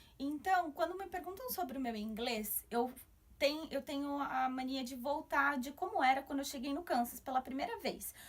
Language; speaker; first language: Portuguese; native; Portuguese